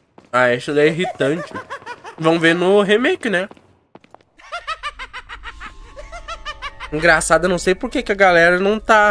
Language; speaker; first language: Portuguese; native; Portuguese